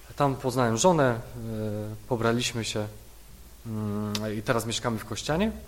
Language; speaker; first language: Polish; native; Polish